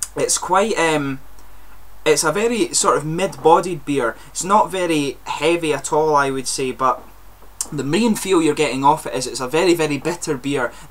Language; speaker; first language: English; native; English